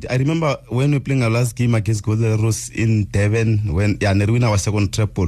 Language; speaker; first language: English; non-native, local second language; Tswana